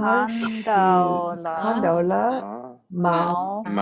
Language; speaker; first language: Chinese; non-native, learner; English